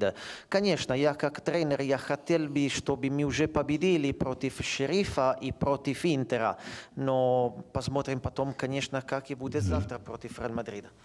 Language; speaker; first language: Russian; non-native, fluent; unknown